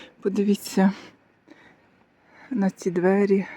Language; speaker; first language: Ukrainian; native; Ukrainian